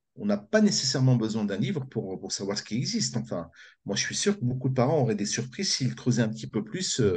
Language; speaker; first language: French; native; French